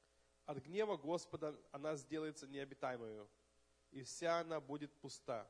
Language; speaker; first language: Russian; native; Russian